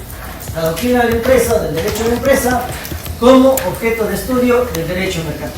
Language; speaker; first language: Spanish; native; Spanish